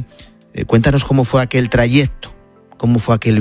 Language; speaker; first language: Spanish; native; Spanish